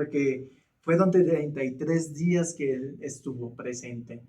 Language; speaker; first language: Spanish; native; Spanish